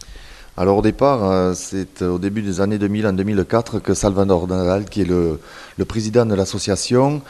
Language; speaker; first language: French; native; French